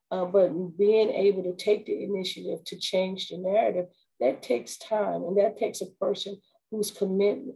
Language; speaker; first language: English; native; English